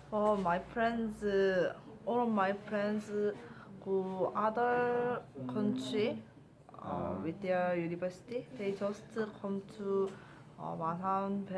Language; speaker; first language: English; non-native, learner; Korean